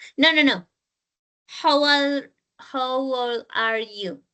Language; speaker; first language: English; non-native, learner; Spanish